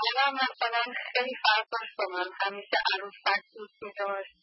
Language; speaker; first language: Persian; early bilingual, heritage; Persian